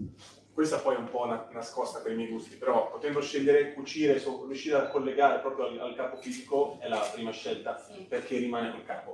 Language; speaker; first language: Italian; native; Italian